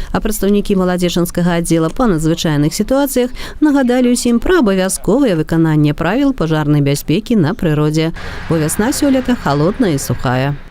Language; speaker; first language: Belarusian; native; Belarusian